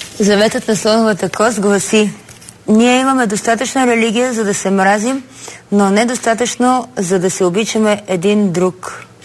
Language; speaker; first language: Bulgarian; native; Bulgarian